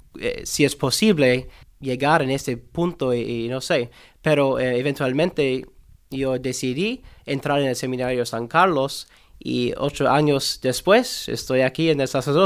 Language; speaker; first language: Spanish; non-native, learner; English